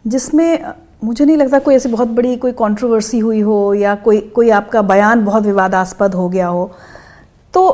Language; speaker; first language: Hindi; native; Hindi